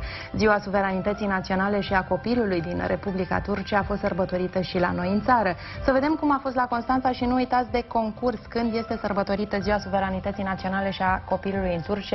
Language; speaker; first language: Romanian; native; Romanian